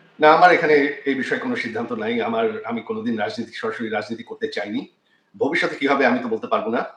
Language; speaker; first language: Bangla; early bilingual, heritage; Bangla